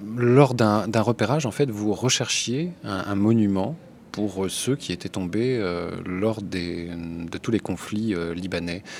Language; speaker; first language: French; native; French